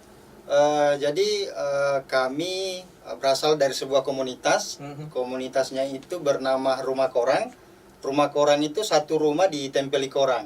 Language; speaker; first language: Indonesian; native; Indonesian